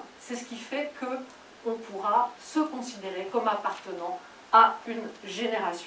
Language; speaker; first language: French; native; French